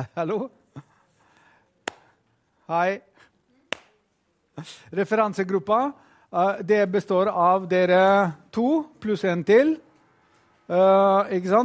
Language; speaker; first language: Norwegian; non-native, fluent; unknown